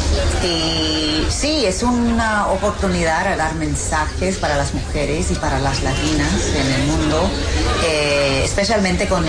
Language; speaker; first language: Spanish; early bilingual, heritage; English